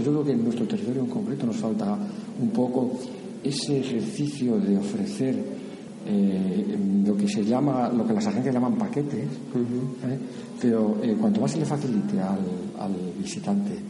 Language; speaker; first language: Spanish; native; Spanish